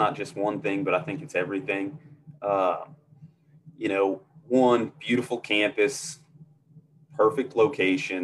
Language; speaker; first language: English; native; English